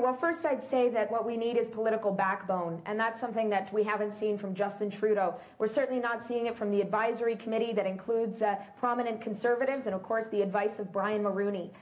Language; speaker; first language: English; early bilingual, other home language; French